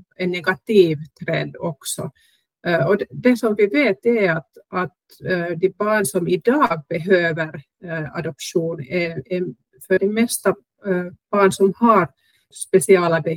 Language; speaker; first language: Swedish; non-native, local second language; Finnish